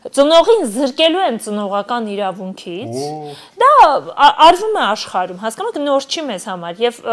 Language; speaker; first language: Armenian; native; Armenian